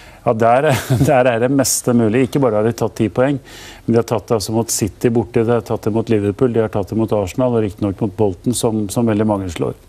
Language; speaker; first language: Norwegian; native; Norwegian